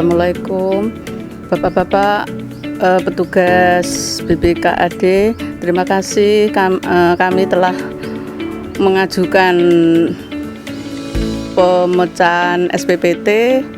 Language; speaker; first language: Indonesian; non-native, local second language; Javanese